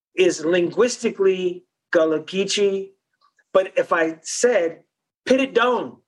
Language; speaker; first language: English; early bilingual, other home language; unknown